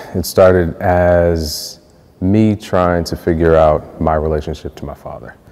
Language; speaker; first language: English; native; English